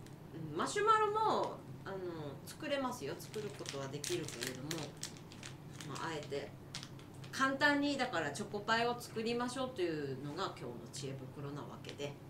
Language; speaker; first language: Japanese; native; Japanese